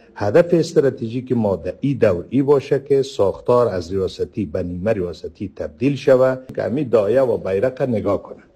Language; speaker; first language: Persian; native; Persian